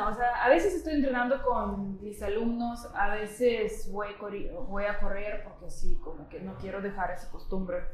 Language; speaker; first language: Spanish; non-native, fluent; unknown